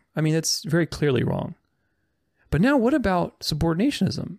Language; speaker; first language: English; non-native, fluent; Romanian